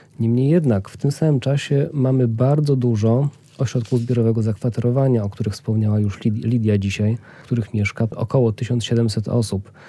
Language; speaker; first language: Polish; native; Polish